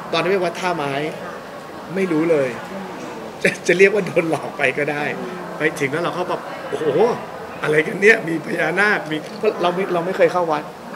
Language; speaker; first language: Thai; native; Thai